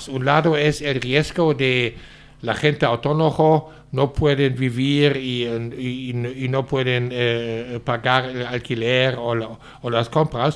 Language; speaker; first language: Spanish; non-native, fluent; German